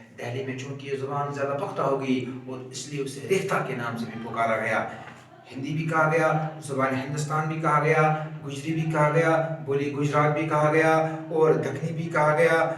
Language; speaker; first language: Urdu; non-native, local second language; Kashmiri